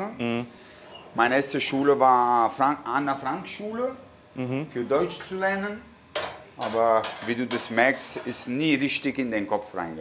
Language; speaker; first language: German; non-native, fluent; Italian